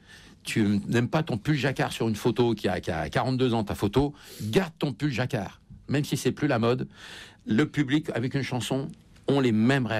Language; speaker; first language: French; native; French